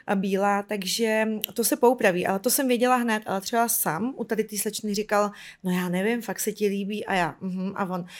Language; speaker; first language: Czech; non-native, fluent; Ukrainian